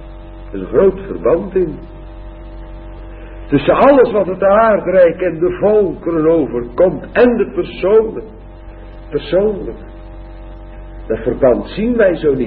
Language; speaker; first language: Dutch; native; Dutch